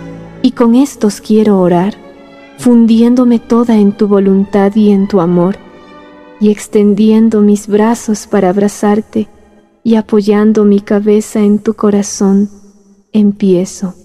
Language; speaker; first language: Spanish; native; Spanish